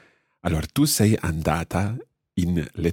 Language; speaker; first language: Italian; non-native, fluent; English